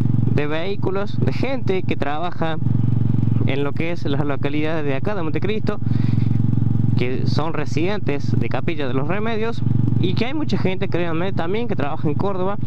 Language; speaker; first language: Spanish; native; Spanish